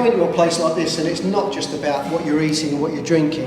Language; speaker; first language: English; native; English